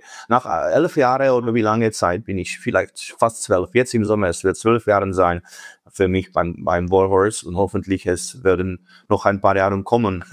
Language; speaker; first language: German; non-native, fluent; Czech